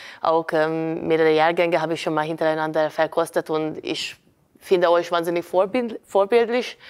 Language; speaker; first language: German; non-native, fluent; Hungarian